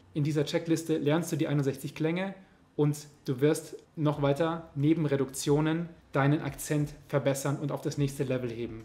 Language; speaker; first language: German; native; German